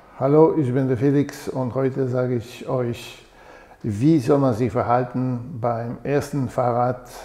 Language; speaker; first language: German; non-native, fluent; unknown